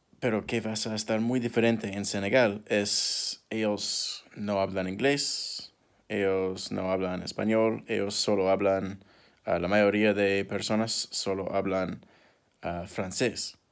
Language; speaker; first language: Spanish; non-native, learner; English